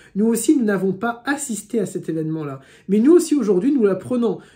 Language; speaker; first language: French; native; French